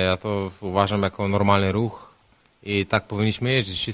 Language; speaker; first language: Polish; non-native, fluent; Slovenian